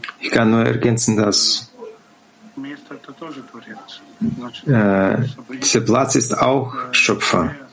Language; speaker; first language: German; non-native, fluent; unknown